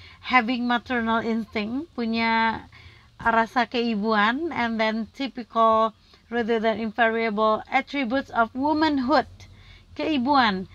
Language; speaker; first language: English; non-native, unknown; Indonesian